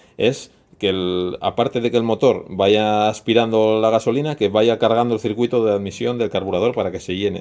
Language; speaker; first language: Spanish; native; Spanish